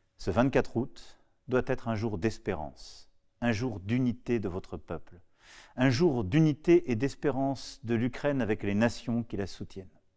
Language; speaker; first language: French; native; French